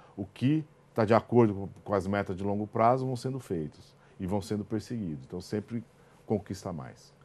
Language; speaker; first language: Portuguese; native; Portuguese